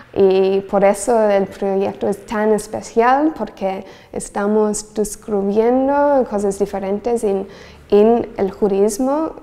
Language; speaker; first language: Spanish; non-native, learner; English